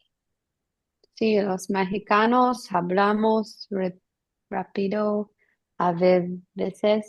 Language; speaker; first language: Spanish; non-native, learner; English